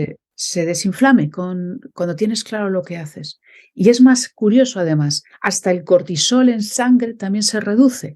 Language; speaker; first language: Spanish; native; Spanish